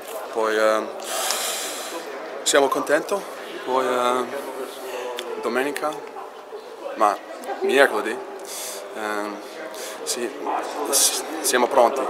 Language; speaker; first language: Italian; non-native, learner; English